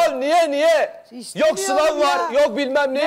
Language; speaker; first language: Turkish; native; Turkish